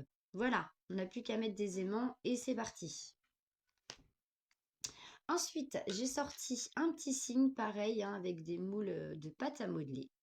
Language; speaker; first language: French; native; French